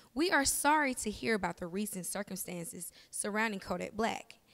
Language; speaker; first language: English; native; English